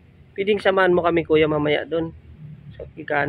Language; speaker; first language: Filipino; native; Filipino